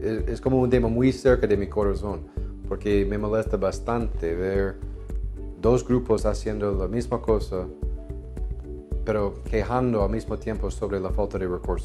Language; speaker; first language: Spanish; non-native, fluent; English